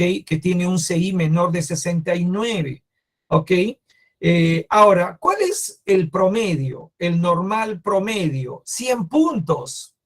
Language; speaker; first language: Spanish; native; Spanish